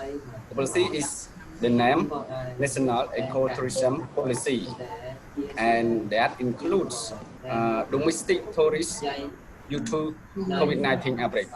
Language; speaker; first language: English; non-native, learner; Khmer